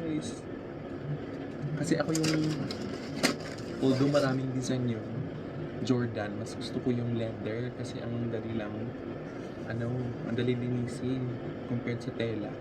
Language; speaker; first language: Filipino; native; Filipino